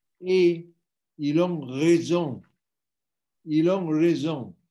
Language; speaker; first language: French; non-native, learner; Italian